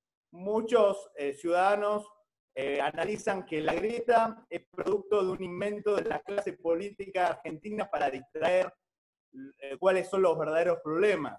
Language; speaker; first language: Spanish; native; Spanish